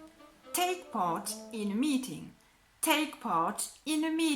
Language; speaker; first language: English; non-native, fluent; French